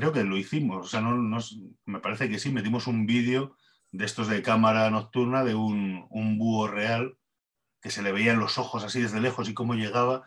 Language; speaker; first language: Spanish; native; Spanish